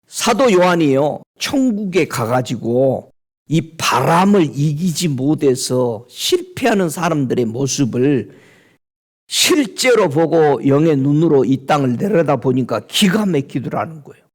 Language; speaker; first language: Korean; native; Korean